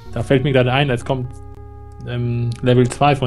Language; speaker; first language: German; native; German